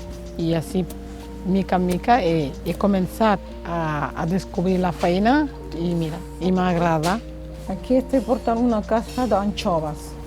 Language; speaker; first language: Catalan; non-native, fluent; Fula